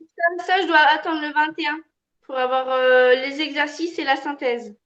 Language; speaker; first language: French; native; French